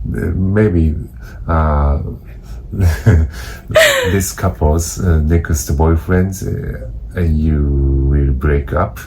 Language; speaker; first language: English; non-native, learner; Japanese